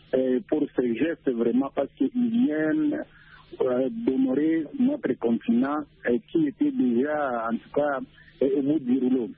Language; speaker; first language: French; non-native, local second language; Swahili